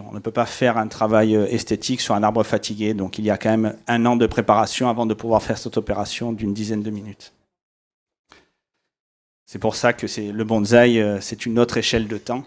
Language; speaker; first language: French; native; French